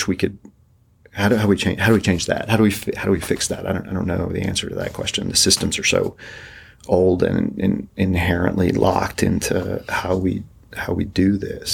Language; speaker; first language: English; native; English